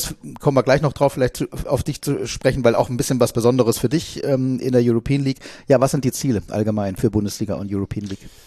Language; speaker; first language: German; native; German